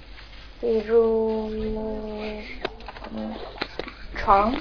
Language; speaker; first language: Chinese; non-native, learner; Korean